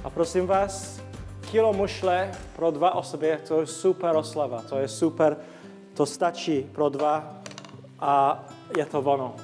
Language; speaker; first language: Czech; non-native, learner; English